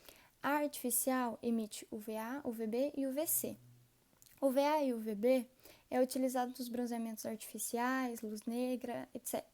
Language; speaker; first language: Portuguese; native; Portuguese